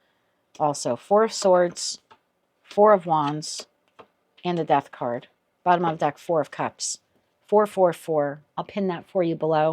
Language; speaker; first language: English; native; English